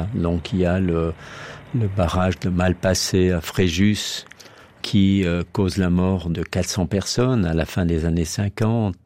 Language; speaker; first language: French; native; French